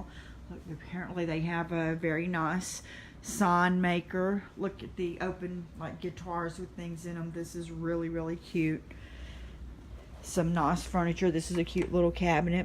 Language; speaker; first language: English; native; English